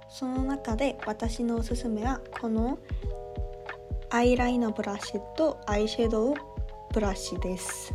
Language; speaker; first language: Japanese; non-native, fluent; Korean